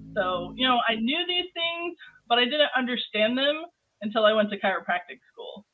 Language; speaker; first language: English; native; English